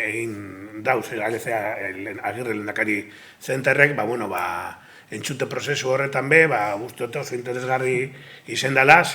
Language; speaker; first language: Basque; native; Basque